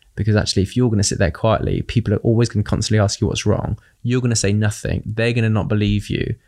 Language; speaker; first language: English; native; English